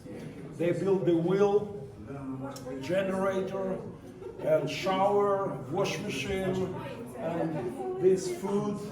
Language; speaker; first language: English; non-native, learner; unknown